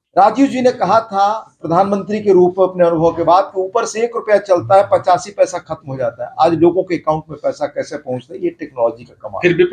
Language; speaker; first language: Hindi; native; Hindi